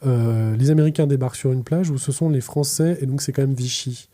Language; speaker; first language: French; native; French